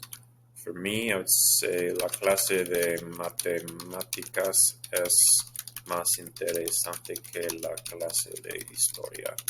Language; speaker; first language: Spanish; non-native, fluent; English